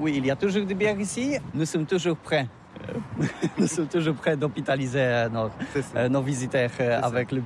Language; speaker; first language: French; non-native, learner; Polish